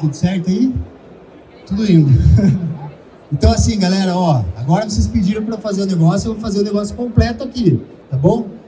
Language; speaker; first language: Portuguese; native; Portuguese